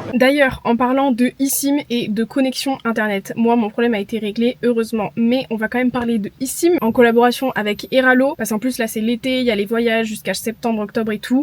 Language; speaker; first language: French; native; French